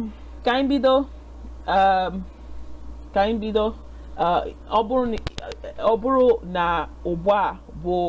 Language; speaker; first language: Igbo; non-native, learner; English